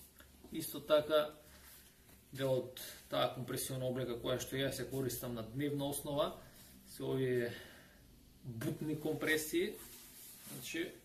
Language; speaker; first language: Macedonian; native; Macedonian